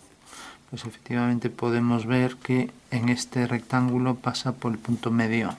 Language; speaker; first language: Spanish; native; Spanish